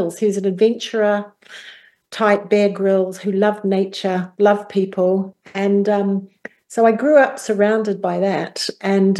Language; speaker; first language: English; native; English